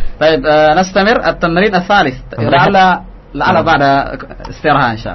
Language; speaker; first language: Arabic; non-native, learner; Indonesian